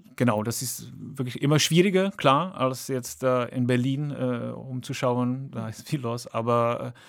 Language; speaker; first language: German; non-native, fluent; Czech